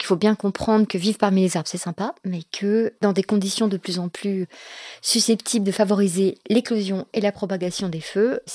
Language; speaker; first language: French; native; French